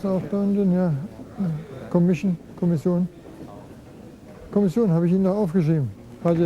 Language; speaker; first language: German; native; German